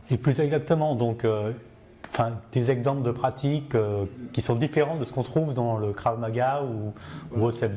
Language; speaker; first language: French; native; French